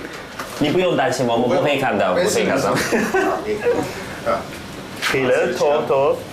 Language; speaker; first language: Chinese; non-native, fluent; Turkish